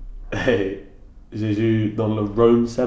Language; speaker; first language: French; non-native, learner; English